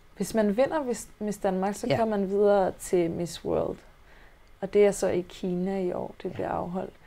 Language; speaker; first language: Danish; native; Danish